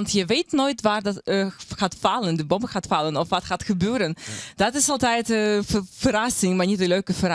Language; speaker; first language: Dutch; non-native, learner; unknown